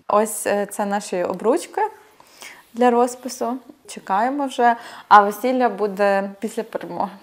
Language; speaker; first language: Ukrainian; native; Ukrainian